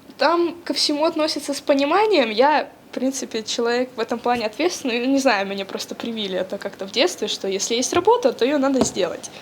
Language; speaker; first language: Russian; native; Russian